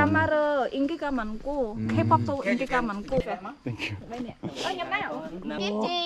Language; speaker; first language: Korean; non-native, learner; Khmer